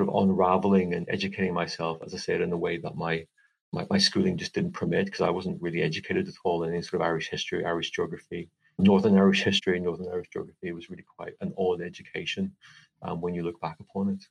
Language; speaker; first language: English; native; English